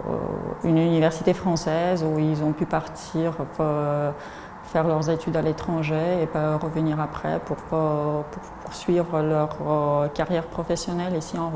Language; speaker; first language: French; non-native, fluent; Russian